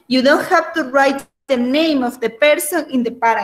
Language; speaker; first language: English; non-native, learner; Spanish